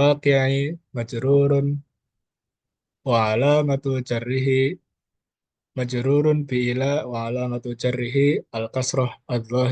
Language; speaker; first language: Arabic; non-native, learner; Indonesian